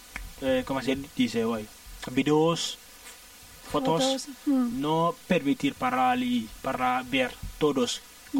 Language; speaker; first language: Spanish; non-native, learner; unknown